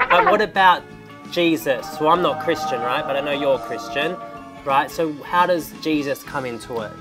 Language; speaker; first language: English; native; English